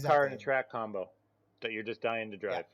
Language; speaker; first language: English; native; English